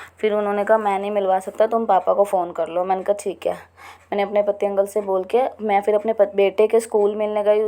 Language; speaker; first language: Hindi; native; Hindi